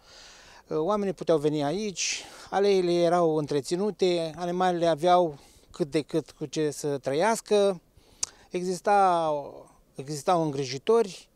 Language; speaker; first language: Romanian; native; Romanian